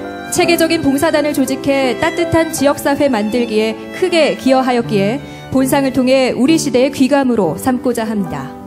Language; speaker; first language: Korean; native; Korean